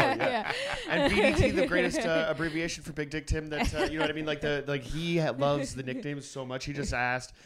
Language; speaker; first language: English; native; English